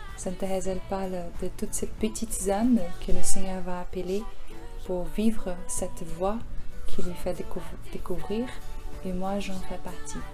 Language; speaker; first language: French; non-native, fluent; Portuguese